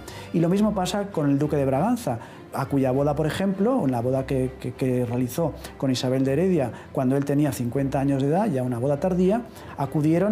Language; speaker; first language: Spanish; native; Spanish